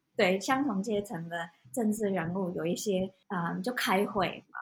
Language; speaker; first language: Chinese; non-native, fluent; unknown